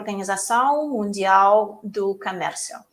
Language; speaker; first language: Portuguese; non-native, learner; Russian